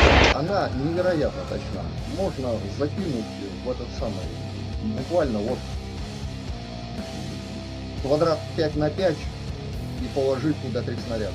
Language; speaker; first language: Russian; native; Russian